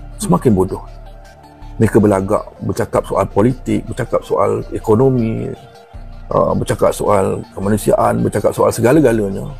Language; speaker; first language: Malay; native; Malay